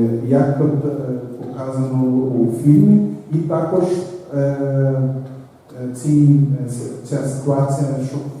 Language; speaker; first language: Ukrainian; non-native, learner; Portuguese